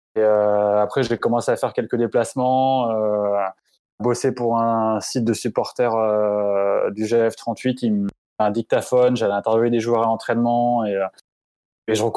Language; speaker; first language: French; native; French